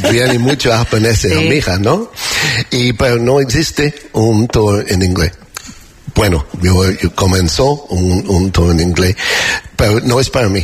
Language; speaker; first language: Spanish; non-native, learner; English